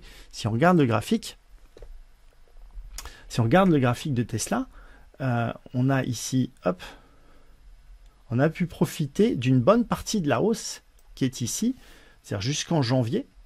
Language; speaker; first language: French; native; French